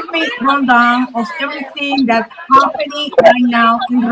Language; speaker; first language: English; non-native, learner; Spanish